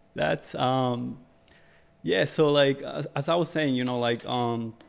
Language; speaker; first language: English; early bilingual, other home language; Spanish